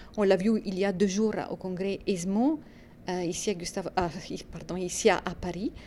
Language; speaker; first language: French; non-native, fluent; Italian